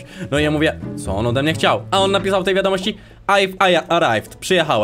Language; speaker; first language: Polish; native; Polish